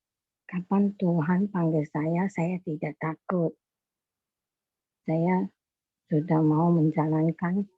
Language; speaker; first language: Indonesian; non-native, local second language; Chinese